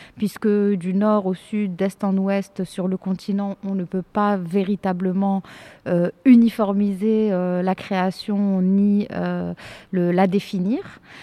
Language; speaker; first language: French; non-native, local second language; Arabic